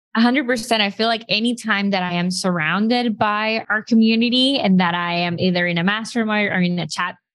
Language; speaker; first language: English; non-native, fluent; Spanish